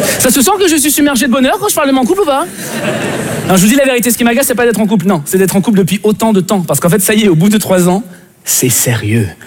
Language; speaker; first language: French; native; French